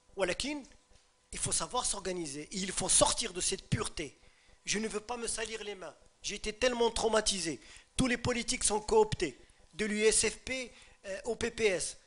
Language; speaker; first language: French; non-native, local second language; Arabic